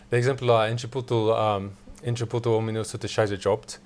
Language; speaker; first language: Romanian; non-native, learner; English